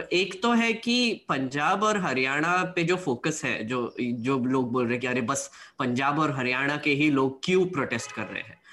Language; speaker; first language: Hindi; non-native, local second language; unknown